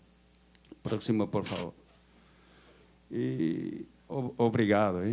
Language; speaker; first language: Portuguese; non-native, learner; Chinese